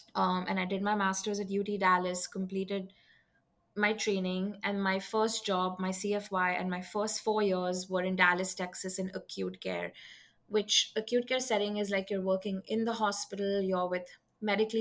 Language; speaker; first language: English; non-native, local second language; Hindi